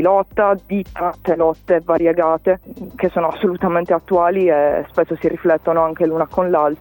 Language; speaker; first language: Italian; native; Italian